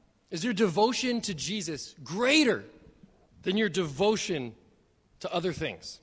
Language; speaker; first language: English; native; English